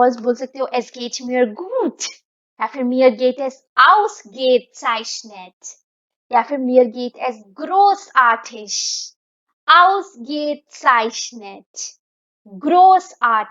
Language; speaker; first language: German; non-native, fluent; Hindi